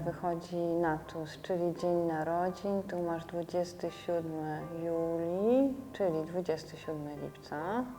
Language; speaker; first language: Polish; native; Polish